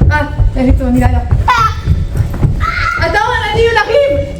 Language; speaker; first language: French; native; French